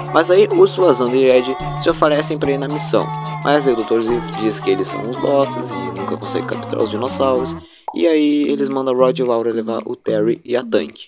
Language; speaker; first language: Portuguese; native; Portuguese